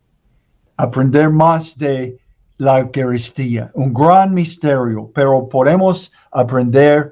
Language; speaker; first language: Spanish; non-native, learner; English